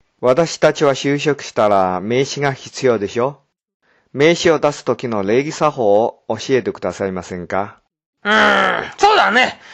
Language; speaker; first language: Japanese; non-native, fluent; Chinese